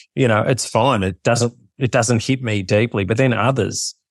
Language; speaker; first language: English; native; English